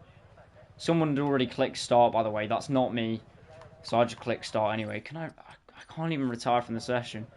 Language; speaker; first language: English; native; English